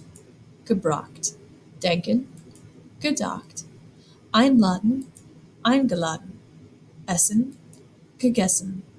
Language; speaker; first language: German; non-native, fluent; English